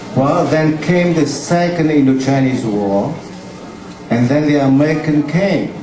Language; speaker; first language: English; non-native, fluent; Vietnamese